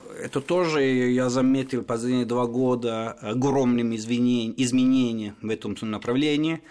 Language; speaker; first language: Russian; non-native, fluent; Italian